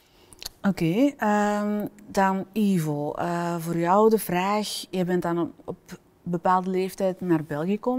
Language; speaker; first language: Dutch; native; Dutch